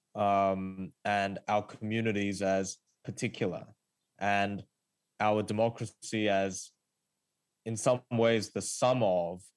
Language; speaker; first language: English; early bilingual, other home language; Korean